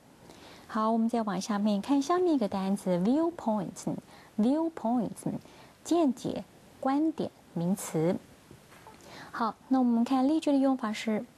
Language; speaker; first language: Chinese; native; Chinese